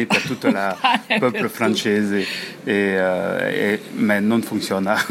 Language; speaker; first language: Italian; non-native, learner; French